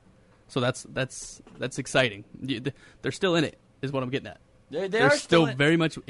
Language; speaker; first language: English; native; English